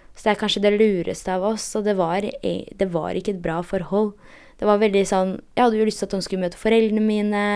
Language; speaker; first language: Norwegian; early bilingual, other home language; Polish